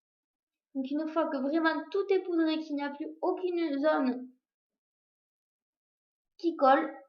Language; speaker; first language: French; native; French